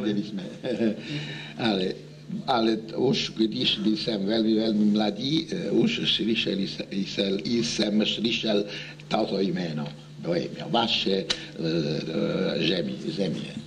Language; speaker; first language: Czech; non-native, learner; Italian